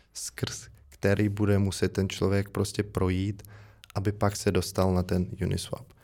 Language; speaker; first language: Czech; non-native, fluent; Russian